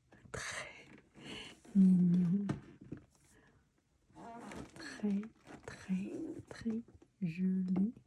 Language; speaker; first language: French; non-native, learner; Chinese